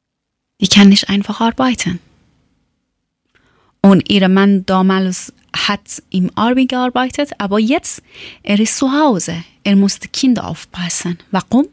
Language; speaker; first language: German; non-native, learner; Persian